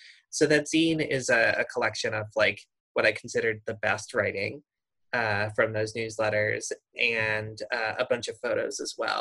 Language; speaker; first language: English; native; English